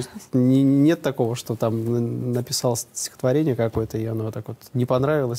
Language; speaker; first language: Russian; native; Russian